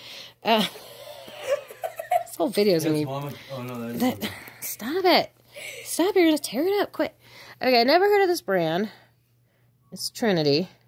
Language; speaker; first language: English; native; English